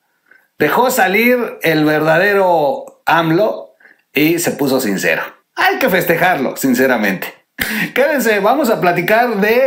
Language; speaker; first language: Spanish; native; Spanish